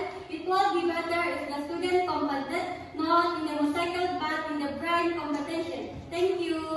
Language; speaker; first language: English; non-native, learner; Indonesian